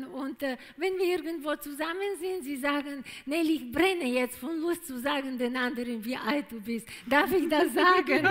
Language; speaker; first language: German; non-native, fluent; Bulgarian